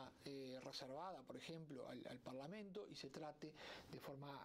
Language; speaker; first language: Spanish; native; Spanish